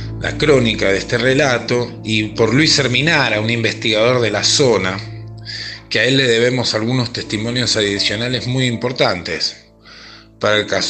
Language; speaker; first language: Spanish; native; Spanish